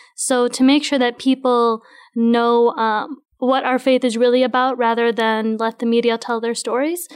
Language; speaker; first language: English; native; English